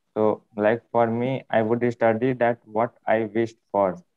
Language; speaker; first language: English; non-native, local second language; Hindi